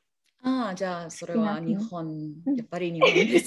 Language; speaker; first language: Japanese; non-native, learner; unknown